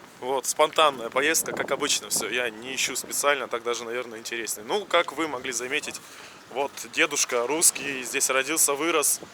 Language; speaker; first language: Russian; native; Russian